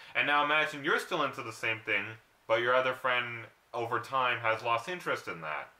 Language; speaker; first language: English; native; English